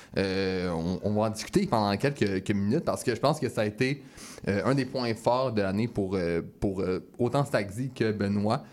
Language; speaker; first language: French; native; French